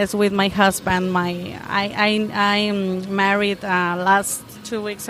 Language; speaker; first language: English; non-native, learner; Spanish